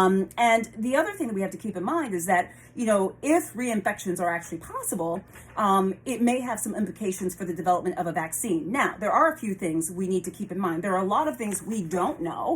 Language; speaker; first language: English; native; English